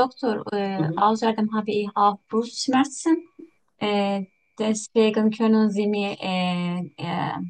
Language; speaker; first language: German; non-native, learner; Turkish